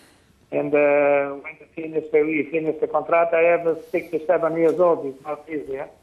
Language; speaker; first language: English; non-native, fluent; Portuguese